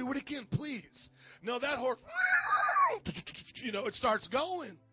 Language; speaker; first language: English; native; English